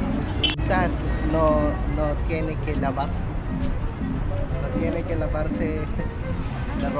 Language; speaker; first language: Spanish; non-native, learner; Filipino